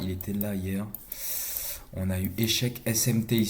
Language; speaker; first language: French; native; French